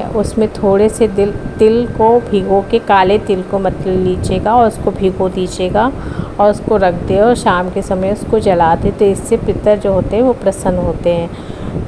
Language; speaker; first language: Hindi; native; Hindi